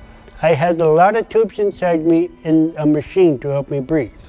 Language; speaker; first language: English; non-native, fluent; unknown